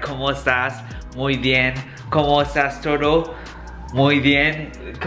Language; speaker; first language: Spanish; non-native, learner; English